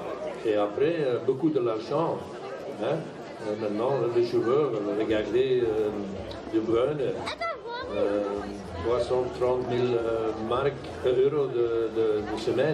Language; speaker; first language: French; non-native, local second language; Dutch